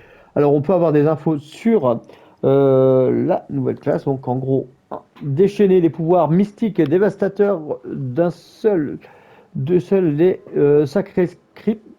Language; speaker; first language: French; native; French